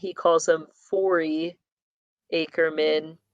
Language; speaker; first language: English; native; English